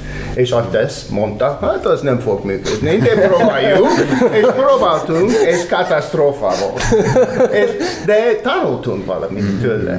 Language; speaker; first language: Hungarian; non-native, learner; English